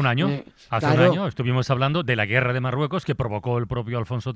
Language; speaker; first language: Spanish; native; Spanish